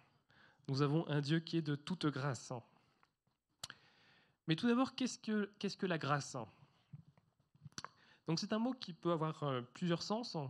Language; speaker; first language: French; native; French